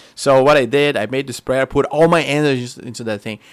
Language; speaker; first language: English; non-native, fluent; Portuguese